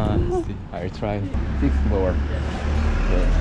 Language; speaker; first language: English; non-native, learner; Korean